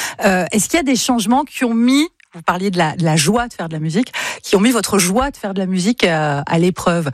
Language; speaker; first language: French; native; French